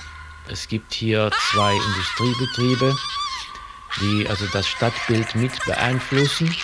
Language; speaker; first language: German; native; German